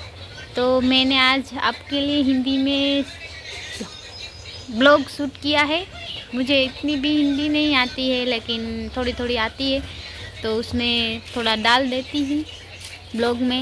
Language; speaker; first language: Hindi; non-native, local second language; Gujarati